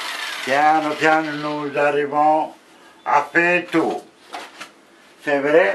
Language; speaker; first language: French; non-native, learner; Italian